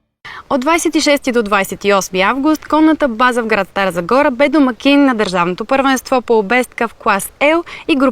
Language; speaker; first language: Bulgarian; native; Bulgarian